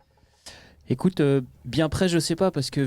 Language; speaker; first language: French; native; French